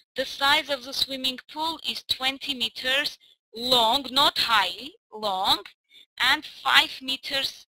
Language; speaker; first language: English; non-native, fluent; Armenian